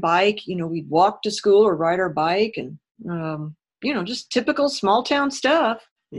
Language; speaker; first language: English; native; English